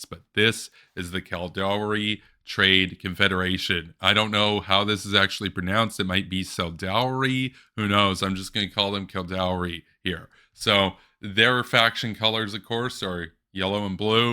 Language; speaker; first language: English; native; English